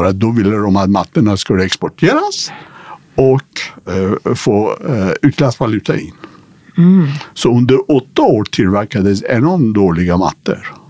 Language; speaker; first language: Swedish; non-native, fluent; Persian